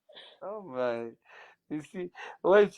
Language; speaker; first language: English; non-native, learner; Somali